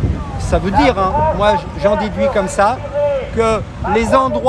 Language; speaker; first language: French; native; French